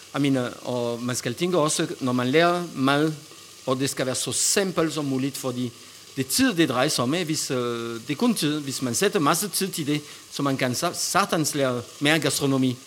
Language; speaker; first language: Danish; non-native, fluent; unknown